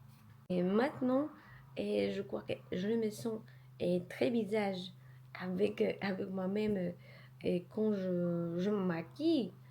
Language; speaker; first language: French; non-native, learner; Polish